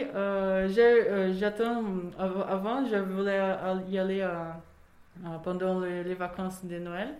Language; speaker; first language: French; non-native, fluent; Portuguese